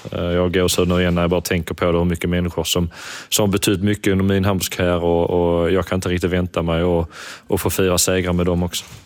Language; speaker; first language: Swedish; native; Swedish